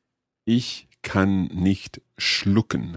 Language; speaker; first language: German; non-native, learner; English